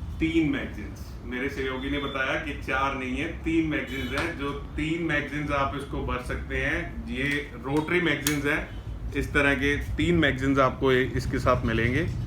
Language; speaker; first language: Hindi; non-native, local second language; Punjabi